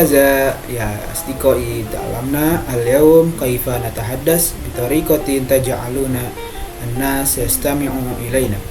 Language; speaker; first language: Arabic; non-native, learner; Indonesian